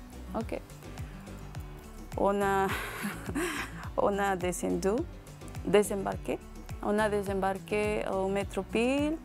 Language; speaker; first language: French; non-native, learner; Spanish